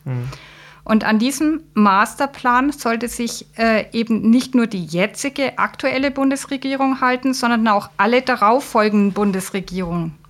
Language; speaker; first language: German; native; German